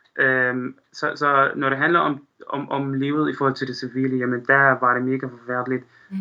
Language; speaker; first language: Danish; non-native, fluent; Arabic